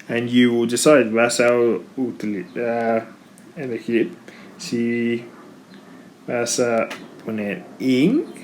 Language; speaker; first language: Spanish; non-native, fluent; English